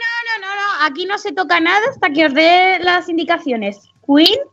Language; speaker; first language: Spanish; native; Spanish